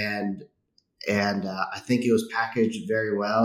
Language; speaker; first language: English; native; English